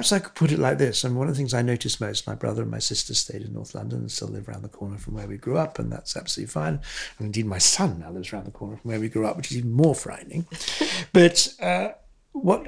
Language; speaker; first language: English; native; English